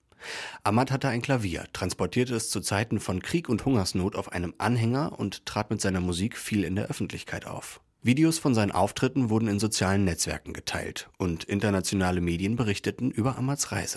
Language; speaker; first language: German; native; German